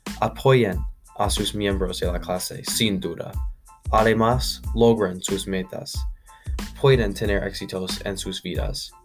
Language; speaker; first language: Spanish; non-native, learner; English